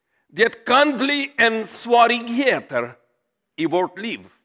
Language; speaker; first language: Swedish; non-native, learner; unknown